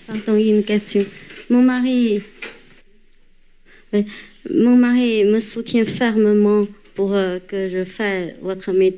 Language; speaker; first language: French; non-native, fluent; Chinese